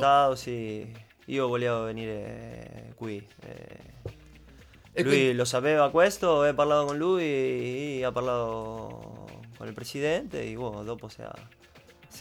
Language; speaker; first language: Italian; non-native, learner; Spanish